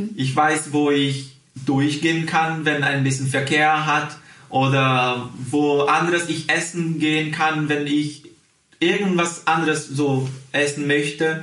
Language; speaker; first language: German; early bilingual, heritage; Portuguese